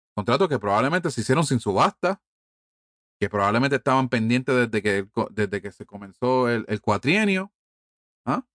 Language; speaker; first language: Spanish; early bilingual, heritage; Spanish